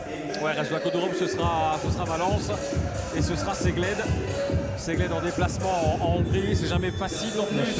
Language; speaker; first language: French; native; French